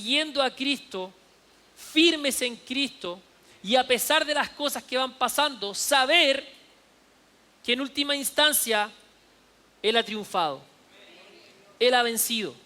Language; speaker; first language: Spanish; native; Spanish